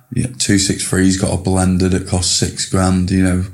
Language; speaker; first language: English; native; English